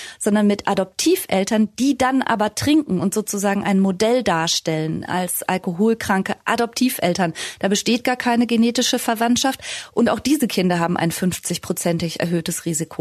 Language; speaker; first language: German; native; German